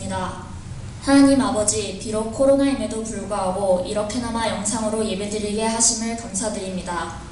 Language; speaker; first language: Korean; native; Korean